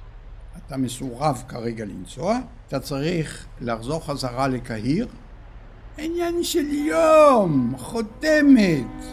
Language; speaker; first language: Hebrew; early bilingual, other home language; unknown